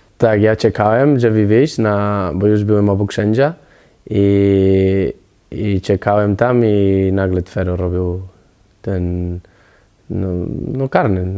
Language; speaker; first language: Polish; non-native, learner; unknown